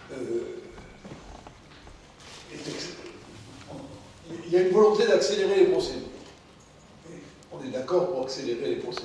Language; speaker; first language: French; native; French